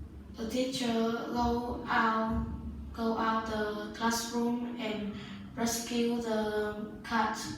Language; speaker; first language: English; non-native, learner; Vietnamese